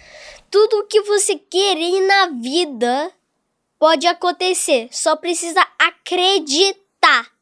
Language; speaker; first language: Portuguese; non-native, local second language; English